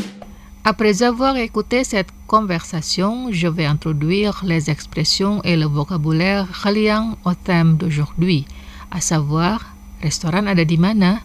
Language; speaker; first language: French; non-native, fluent; Indonesian